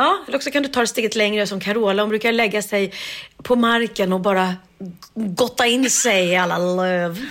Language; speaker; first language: Swedish; native; Swedish